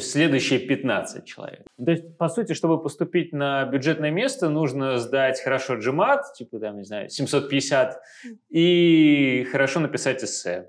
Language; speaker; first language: Russian; native; Russian